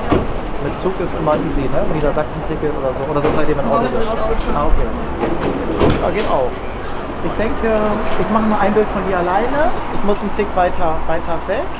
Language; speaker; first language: German; native; German